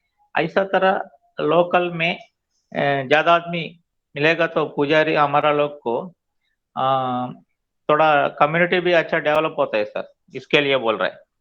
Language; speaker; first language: Hindi; non-native, local second language; Telugu